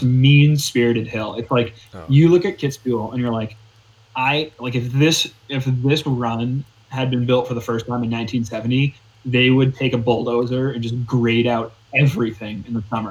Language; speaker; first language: English; native; English